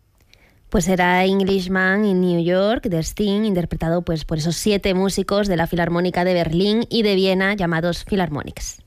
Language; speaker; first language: Spanish; native; Spanish